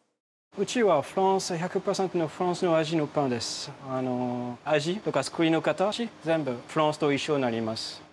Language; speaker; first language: Japanese; non-native, learner; French